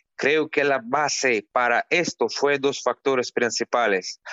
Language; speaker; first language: Spanish; non-native, fluent; Russian